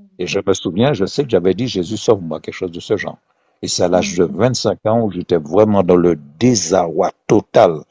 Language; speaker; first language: French; non-native, local second language; Haitian Creole